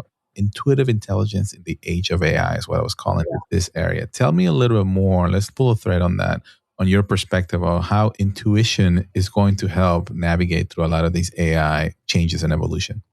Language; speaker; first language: English; non-native, fluent; Spanish